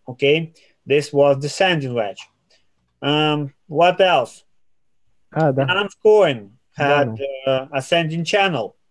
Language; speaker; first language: English; non-native, fluent; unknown